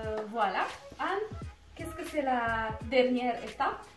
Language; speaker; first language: French; non-native, learner; Romanian